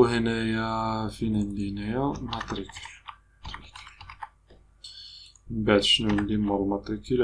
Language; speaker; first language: Arabic; native; Arabic